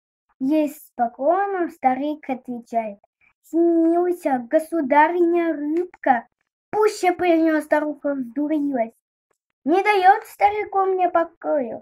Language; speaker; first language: Russian; native; Russian